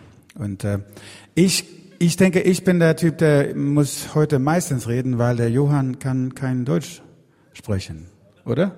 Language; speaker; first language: German; non-native, fluent; Swedish